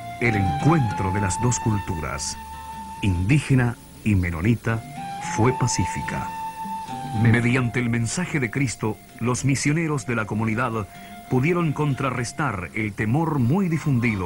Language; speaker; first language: Spanish; native; Spanish